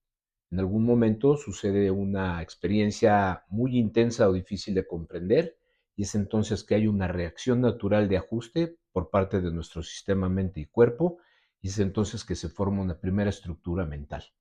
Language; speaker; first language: Spanish; native; Spanish